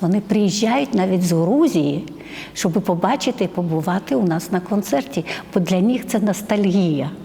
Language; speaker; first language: Ukrainian; non-native, fluent; Georgian